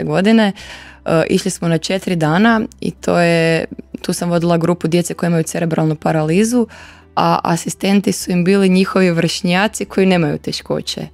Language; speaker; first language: Croatian; native; Croatian